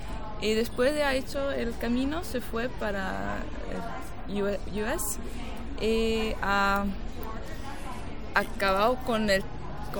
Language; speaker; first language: Spanish; non-native, fluent; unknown